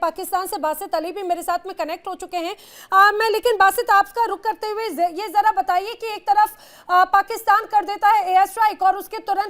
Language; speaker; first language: Hindi; native; Hindi